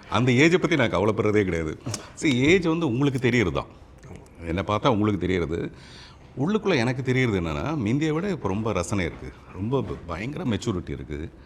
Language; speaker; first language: Tamil; non-native, local second language; Telugu